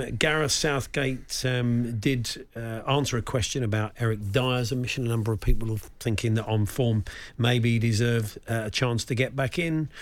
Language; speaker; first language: English; native; English